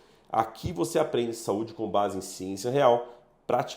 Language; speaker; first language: Portuguese; native; Portuguese